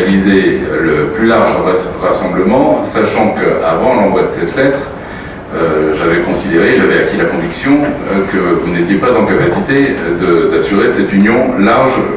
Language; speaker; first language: French; native; French